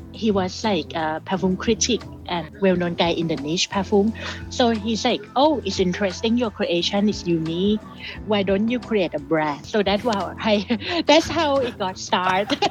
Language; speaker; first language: English; non-native, fluent; Thai